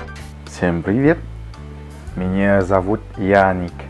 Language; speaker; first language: Russian; non-native, learner; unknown